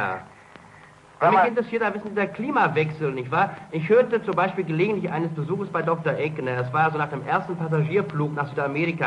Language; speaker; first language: German; native; German